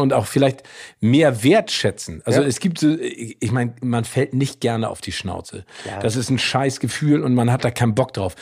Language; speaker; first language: German; native; German